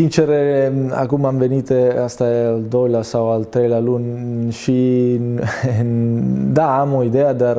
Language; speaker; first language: Romanian; non-native, learner; Italian